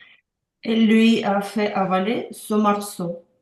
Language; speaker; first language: French; non-native, learner; Ukrainian